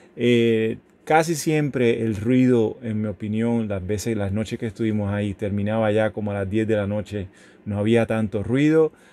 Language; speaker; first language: Spanish; native; Spanish